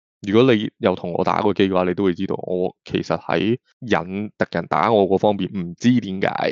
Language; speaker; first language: Cantonese; native; Cantonese